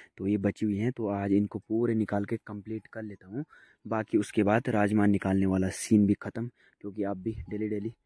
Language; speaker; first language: Hindi; native; Hindi